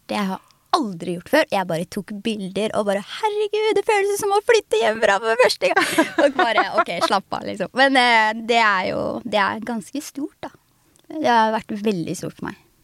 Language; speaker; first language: Norwegian; early bilingual, other home language; Somali